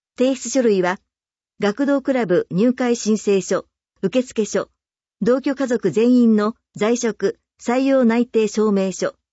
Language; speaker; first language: Japanese; native; Japanese